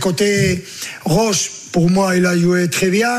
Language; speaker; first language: French; non-native, fluent; Spanish